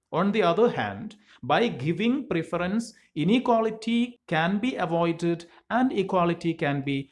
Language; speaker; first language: English; non-native, local second language; Malayalam